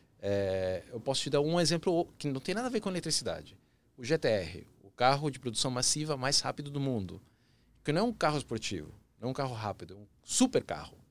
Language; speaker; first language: Portuguese; early bilingual, other home language; Spanish